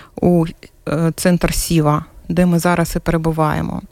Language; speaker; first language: Ukrainian; native; Ukrainian